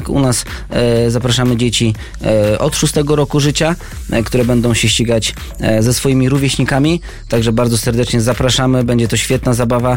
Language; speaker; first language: Polish; native; Polish